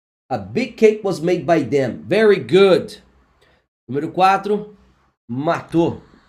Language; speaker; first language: English; non-native, fluent; Portuguese